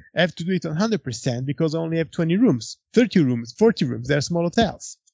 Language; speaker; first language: English; non-native, fluent; Italian